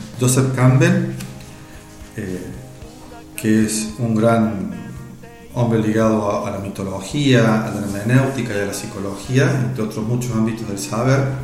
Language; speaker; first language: Spanish; native; Spanish